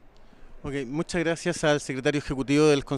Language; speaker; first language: Spanish; native; Spanish